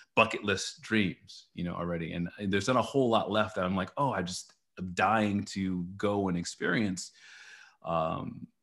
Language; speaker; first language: English; native; English